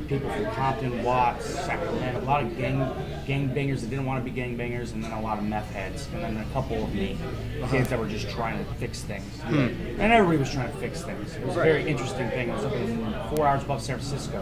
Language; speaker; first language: English; native; English